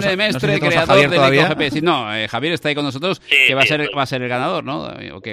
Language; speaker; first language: Spanish; native; Spanish